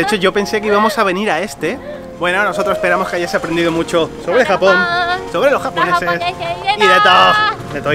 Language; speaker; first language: Spanish; native; Spanish